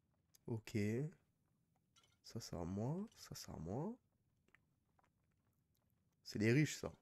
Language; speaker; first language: French; native; French